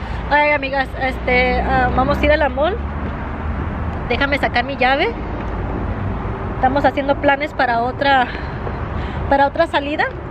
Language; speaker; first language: Spanish; early bilingual, heritage; Spanish